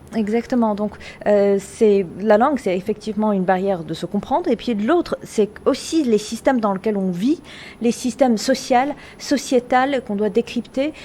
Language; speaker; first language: French; non-native, fluent; Chinese